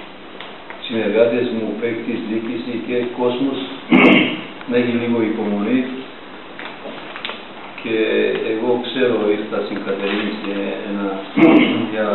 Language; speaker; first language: Greek; non-native, fluent; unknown